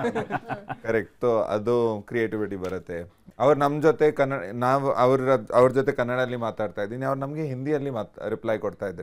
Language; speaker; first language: Kannada; non-native, local second language; Punjabi